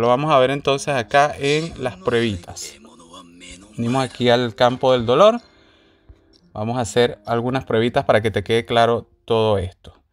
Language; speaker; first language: Spanish; native; Spanish